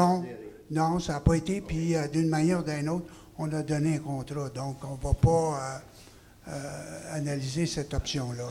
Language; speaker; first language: French; native; French